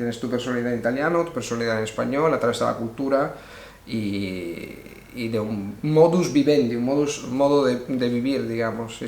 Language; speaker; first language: Spanish; non-native, fluent; Italian